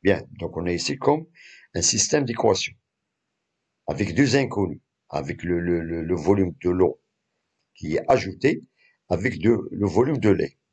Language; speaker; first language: French; non-native, local second language; Arabic